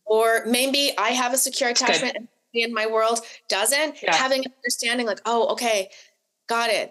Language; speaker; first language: English; native; English